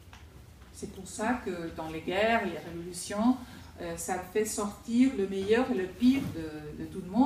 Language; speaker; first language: French; non-native, fluent; Spanish